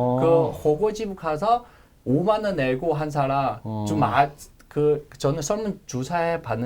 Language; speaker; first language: Korean; non-native, learner; Chinese